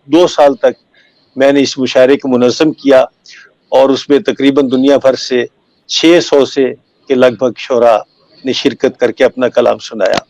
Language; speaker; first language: Urdu; native; Urdu